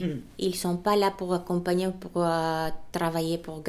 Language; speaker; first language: French; non-native, fluent; Bulgarian